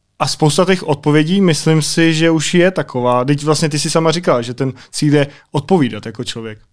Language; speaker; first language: Czech; native; Czech